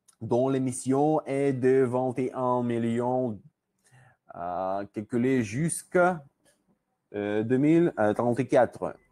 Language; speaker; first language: French; non-native, learner; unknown